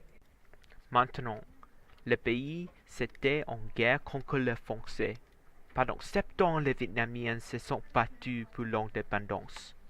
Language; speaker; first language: French; non-native, learner; Vietnamese